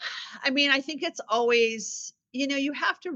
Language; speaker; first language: English; native; English